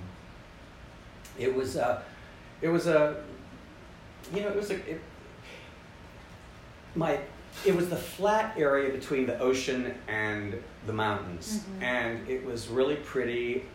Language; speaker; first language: English; native; English